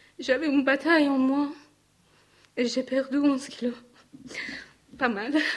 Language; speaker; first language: French; non-native, learner; Persian